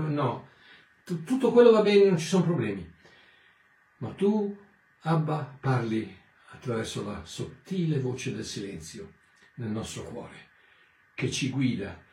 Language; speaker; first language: Italian; native; Italian